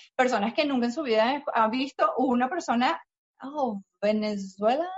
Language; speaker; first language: Spanish; native; Spanish